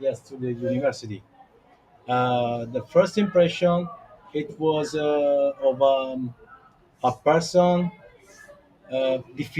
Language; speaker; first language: English; non-native, learner; Italian